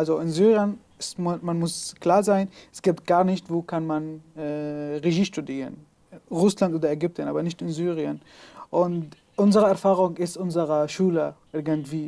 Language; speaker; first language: German; non-native, learner; Arabic